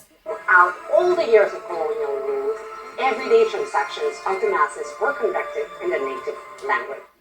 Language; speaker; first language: English; non-native, local second language; Filipino